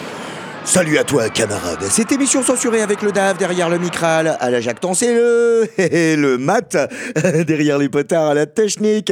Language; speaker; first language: French; native; French